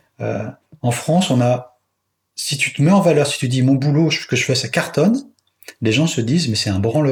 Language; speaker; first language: French; native; French